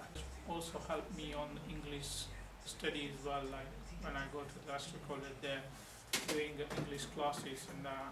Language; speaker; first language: English; non-native, local second language; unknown